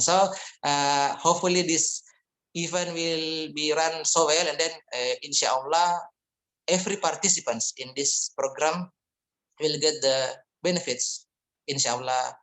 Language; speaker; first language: English; non-native, fluent; Indonesian